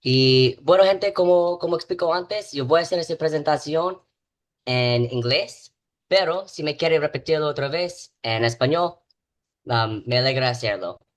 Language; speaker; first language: Spanish; non-native, learner; English